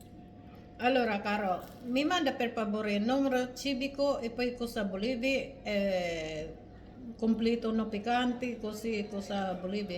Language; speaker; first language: Italian; non-native, learner; Filipino